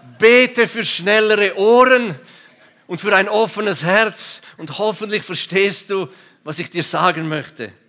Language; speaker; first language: German; non-native, local second language; Romansh